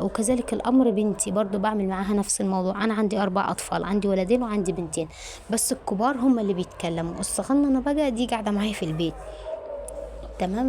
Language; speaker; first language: Arabic; native; Arabic